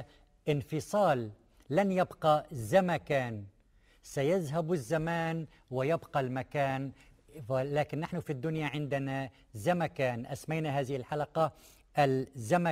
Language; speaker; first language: Arabic; native; Arabic